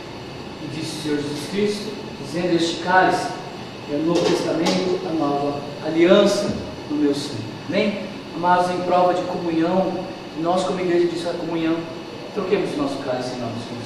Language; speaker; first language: Portuguese; native; Portuguese